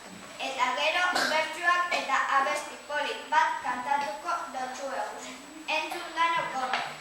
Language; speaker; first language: Basque; native; Basque